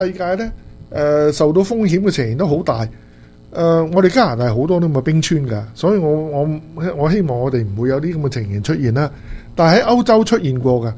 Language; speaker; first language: Chinese; native; Chinese